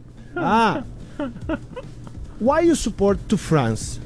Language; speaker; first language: English; non-native, learner; Portuguese